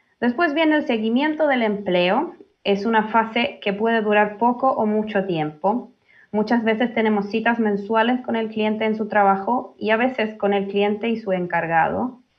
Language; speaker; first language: Spanish; early bilingual, heritage; Finnish